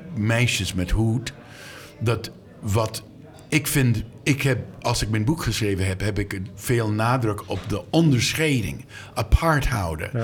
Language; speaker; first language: Dutch; non-native, learner; English